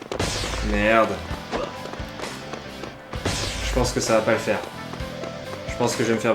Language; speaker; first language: French; native; French